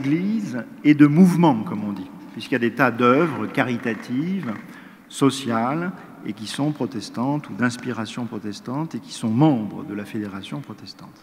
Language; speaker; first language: French; native; French